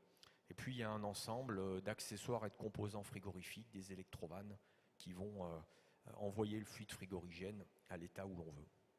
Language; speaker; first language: French; native; French